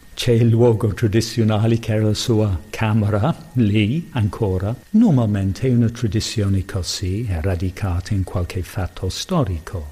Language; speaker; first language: Italian; non-native, fluent; English